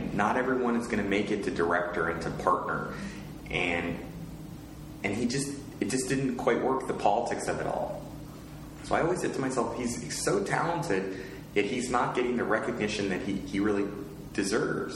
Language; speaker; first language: English; native; English